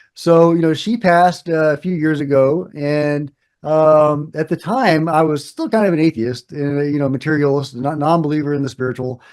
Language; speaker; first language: English; native; English